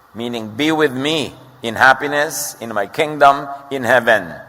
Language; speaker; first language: English; non-native, local second language; Filipino